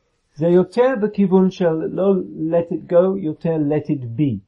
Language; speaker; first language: Hebrew; non-native, fluent; English